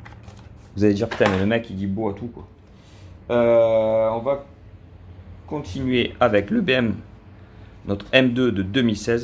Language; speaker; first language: French; native; French